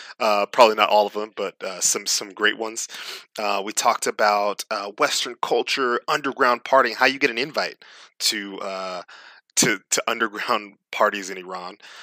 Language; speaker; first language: English; native; English